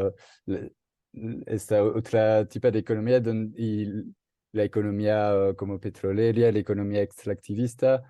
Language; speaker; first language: Spanish; non-native, learner; French